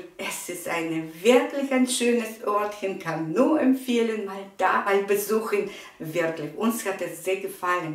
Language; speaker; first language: German; non-native, fluent; Russian